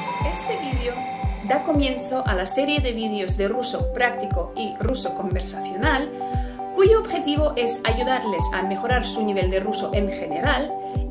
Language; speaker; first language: Spanish; non-native, fluent; Russian